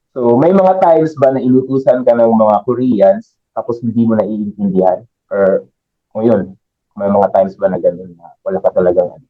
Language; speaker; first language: Filipino; native; Filipino